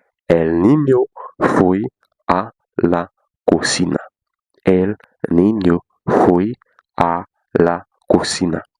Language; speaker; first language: Spanish; non-native, fluent; Haitian Creole